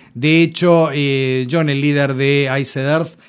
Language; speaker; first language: Spanish; native; Spanish